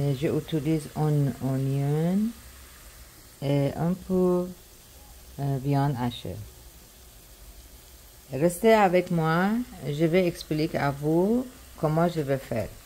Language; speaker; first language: French; non-native, learner; Persian